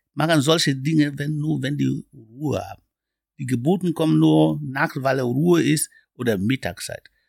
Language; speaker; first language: German; non-native, fluent; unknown